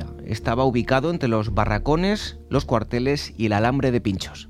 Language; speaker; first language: Spanish; native; Spanish